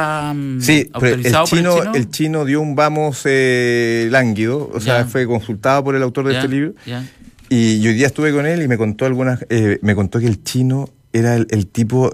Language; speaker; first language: Spanish; native; Spanish